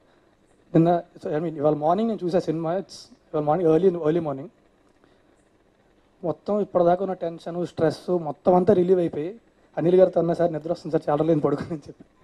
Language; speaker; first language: Telugu; native; Telugu